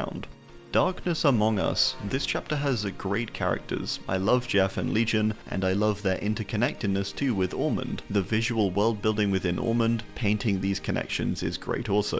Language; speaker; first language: English; native; English